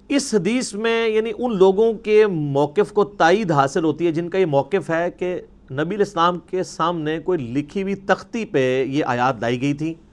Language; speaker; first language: Urdu; non-native, local second language; Punjabi